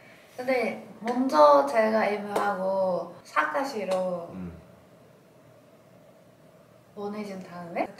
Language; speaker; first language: Korean; non-native, learner; Japanese